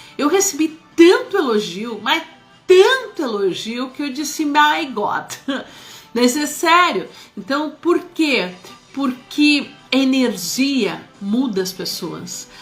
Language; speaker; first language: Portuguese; early bilingual, other home language; Spanish